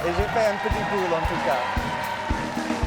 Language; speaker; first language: French; non-native, fluent; English